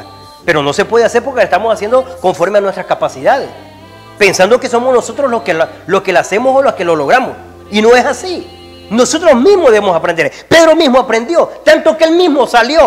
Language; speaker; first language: Spanish; native; Spanish